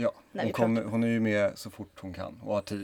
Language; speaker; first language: Swedish; native; Swedish